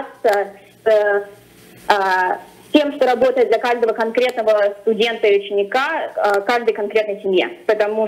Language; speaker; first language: Russian; early bilingual, other home language; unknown